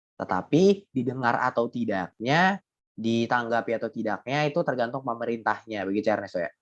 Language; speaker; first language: Indonesian; native; Indonesian